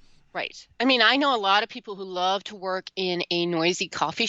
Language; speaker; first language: English; native; English